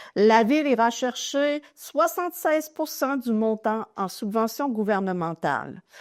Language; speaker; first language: French; native; French